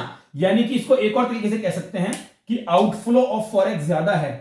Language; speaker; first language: Hindi; native; Hindi